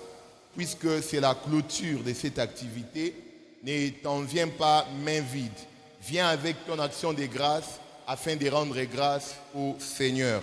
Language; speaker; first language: French; non-native, local second language; Lingala